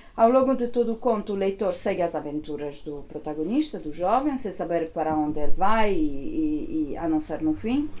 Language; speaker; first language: Portuguese; non-native, fluent; Italian